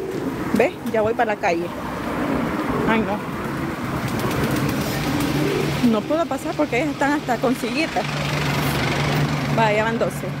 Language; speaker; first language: Spanish; native; Spanish